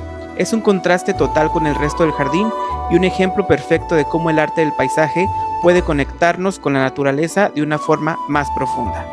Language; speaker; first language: Spanish; native; Spanish